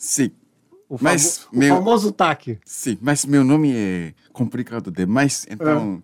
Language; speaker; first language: Portuguese; non-native, learner; Japanese